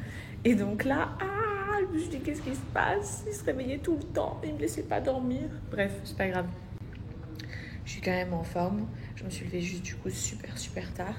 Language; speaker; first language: French; native; French